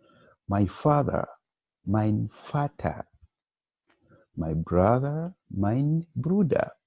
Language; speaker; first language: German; non-native, learner; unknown